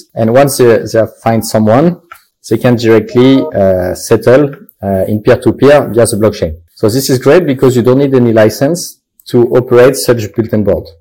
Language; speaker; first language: English; non-native, fluent; French